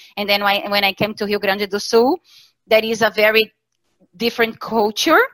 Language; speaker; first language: English; non-native, fluent; Portuguese